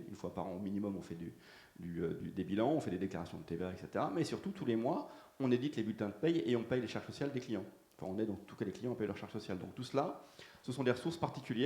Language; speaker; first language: French; native; French